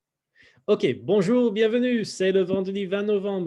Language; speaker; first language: French; non-native, fluent; English